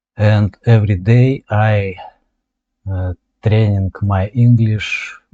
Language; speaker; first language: English; non-native, learner; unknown